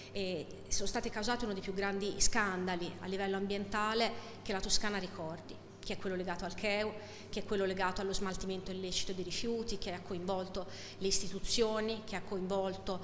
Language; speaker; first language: Italian; native; Italian